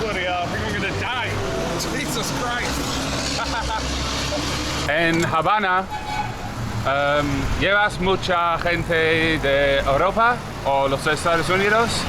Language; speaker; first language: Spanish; non-native, learner; English